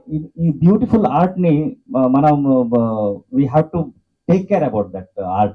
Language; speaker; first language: Telugu; non-native, learner; Kannada